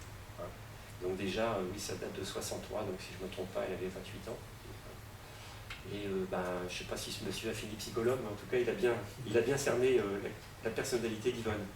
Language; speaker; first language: French; native; French